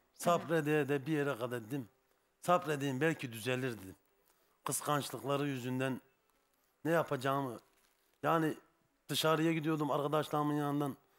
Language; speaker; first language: Turkish; native; Turkish